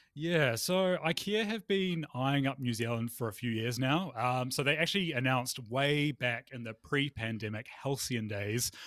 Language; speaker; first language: English; native; English